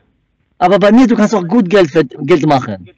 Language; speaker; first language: German; native; German